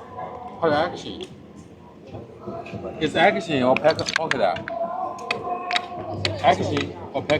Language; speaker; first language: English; non-native, learner; Chinese